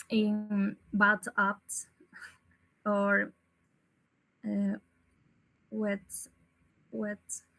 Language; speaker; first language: English; non-native, learner; Spanish